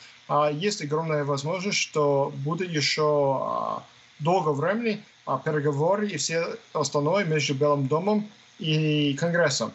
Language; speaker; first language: Russian; non-native, fluent; English